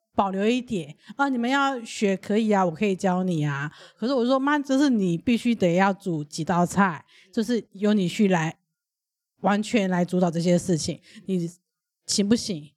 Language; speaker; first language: Chinese; early bilingual, other home language; Burmese